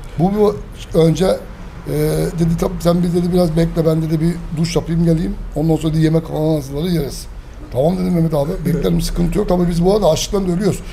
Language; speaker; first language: Turkish; early bilingual, heritage; Turkish